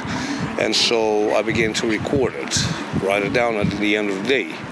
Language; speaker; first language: English; non-native, fluent; Romanian